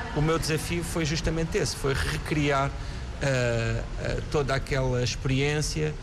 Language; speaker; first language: Portuguese; native; Portuguese